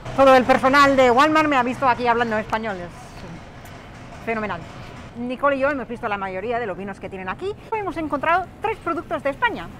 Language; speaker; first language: Spanish; non-native, fluent; English